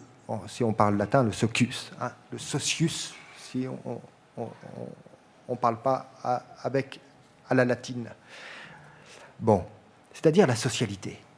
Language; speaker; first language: French; native; French